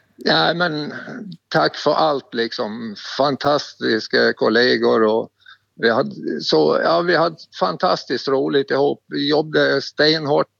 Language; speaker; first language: Swedish; native; Swedish